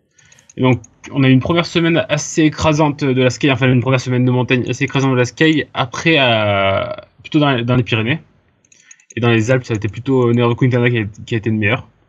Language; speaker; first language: French; native; French